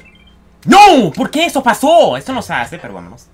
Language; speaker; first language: Spanish; early bilingual, heritage; Spanish